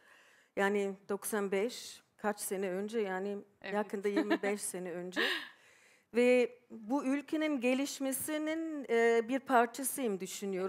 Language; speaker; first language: Turkish; non-native, fluent; German